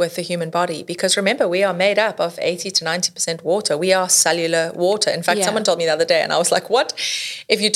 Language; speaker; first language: English; native; English